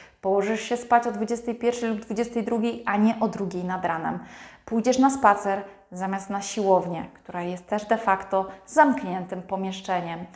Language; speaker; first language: Polish; native; Polish